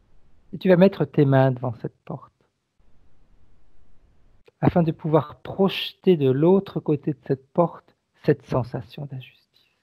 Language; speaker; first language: French; native; French